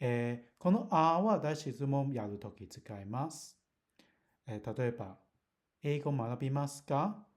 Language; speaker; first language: Japanese; non-native, learner; Cantonese